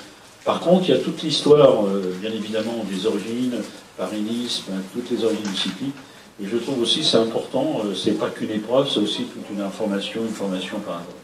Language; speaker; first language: French; native; French